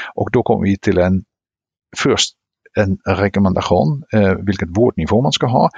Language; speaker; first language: Swedish; non-native, fluent; Dutch